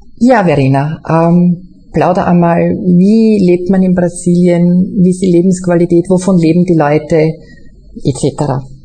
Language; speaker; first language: German; native; German